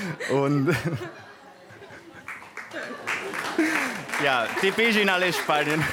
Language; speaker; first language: German; non-native, learner; Spanish